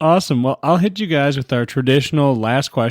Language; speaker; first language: English; native; English